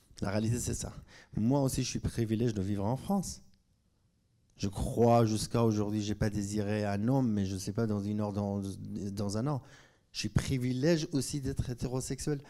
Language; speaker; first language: French; non-native, fluent; Kurdish